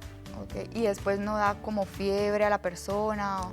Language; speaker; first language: Spanish; native; Spanish